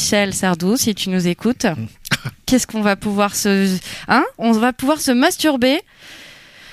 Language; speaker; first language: French; native; French